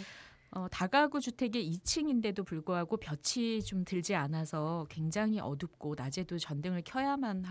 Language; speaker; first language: Korean; native; Korean